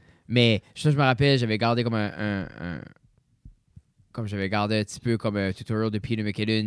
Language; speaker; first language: French; native; French